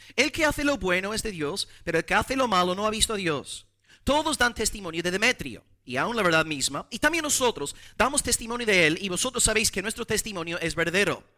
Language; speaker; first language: Spanish; non-native, fluent; English